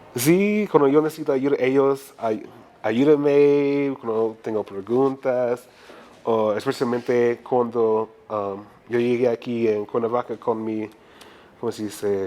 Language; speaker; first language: Spanish; non-native, learner; English